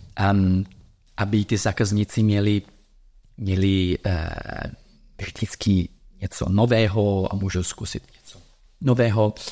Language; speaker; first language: Czech; non-native, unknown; Italian